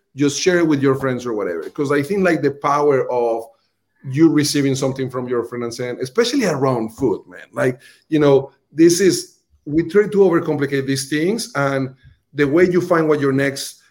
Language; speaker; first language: English; non-native, fluent; Spanish